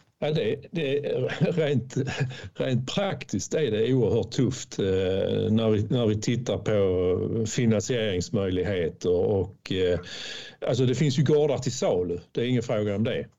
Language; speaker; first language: Swedish; native; Swedish